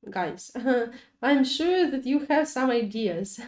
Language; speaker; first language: English; non-native, fluent; Ukrainian